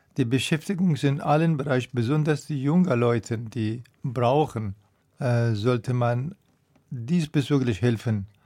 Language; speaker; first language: German; non-native, fluent; Persian